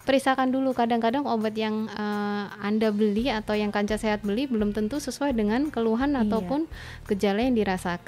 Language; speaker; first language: Indonesian; native; Indonesian